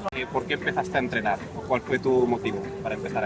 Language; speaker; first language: Spanish; native; Spanish